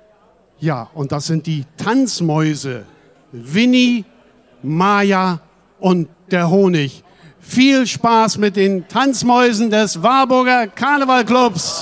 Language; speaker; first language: German; native; German